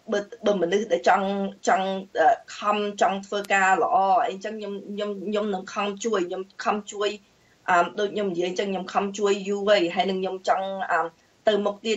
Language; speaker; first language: Khmer; early bilingual, heritage; Khmer